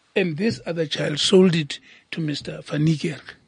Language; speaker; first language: English; non-native, local second language; Southern Sotho